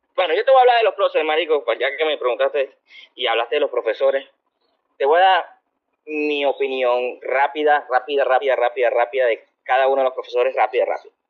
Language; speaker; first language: Spanish; native; Spanish